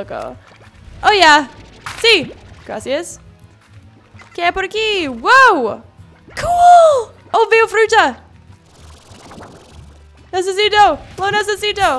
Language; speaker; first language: Spanish; non-native, learner; English